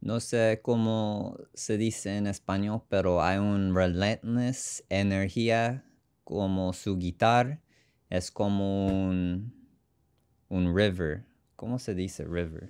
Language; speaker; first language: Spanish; non-native, learner; English